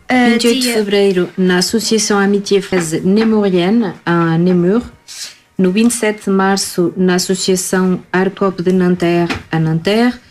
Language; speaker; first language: Portuguese; native; Portuguese